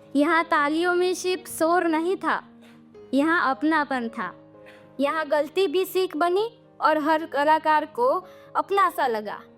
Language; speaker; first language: Hindi; non-native, local second language; Gujarati